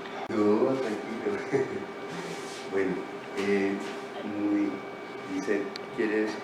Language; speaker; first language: Spanish; native; Spanish